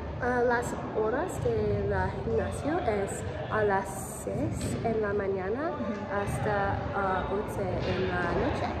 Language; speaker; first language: Spanish; non-native, learner; English